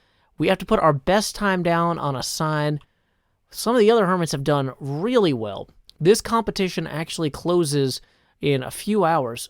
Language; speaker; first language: English; native; English